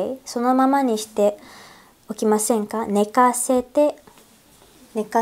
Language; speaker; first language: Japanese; non-native, fluent; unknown